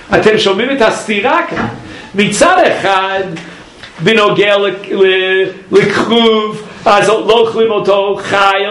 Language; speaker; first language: Hebrew; non-native, fluent; English